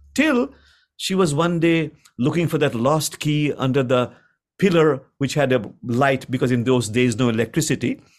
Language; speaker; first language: English; non-native, local second language; Bangla